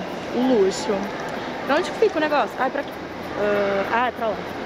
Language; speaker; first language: Portuguese; native; Portuguese